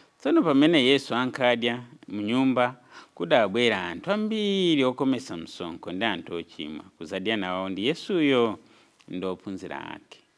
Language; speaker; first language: Nyanja; non-native, fluent; Nyankole